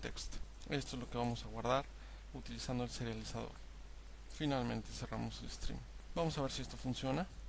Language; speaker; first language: Spanish; native; Spanish